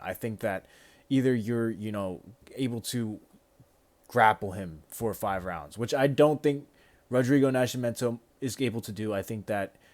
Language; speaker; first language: English; native; English